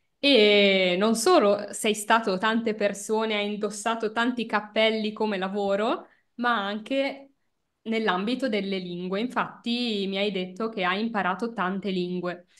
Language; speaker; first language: Italian; native; Italian